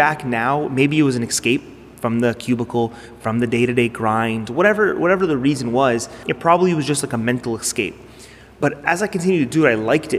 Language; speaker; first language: English; native; English